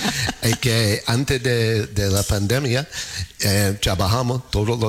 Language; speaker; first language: Spanish; non-native, fluent; English